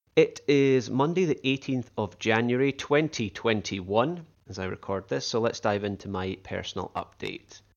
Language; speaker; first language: English; native; English